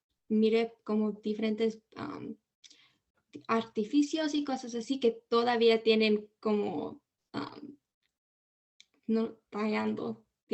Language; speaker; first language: Spanish; early bilingual, heritage; Spanish